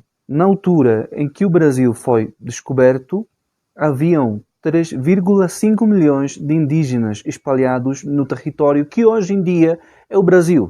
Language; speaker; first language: Portuguese; non-native, fluent; Spanish